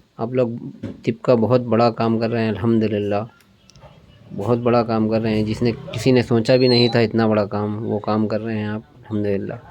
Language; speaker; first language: Urdu; native; Urdu